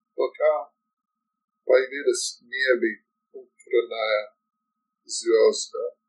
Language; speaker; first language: Russian; non-native, learner; English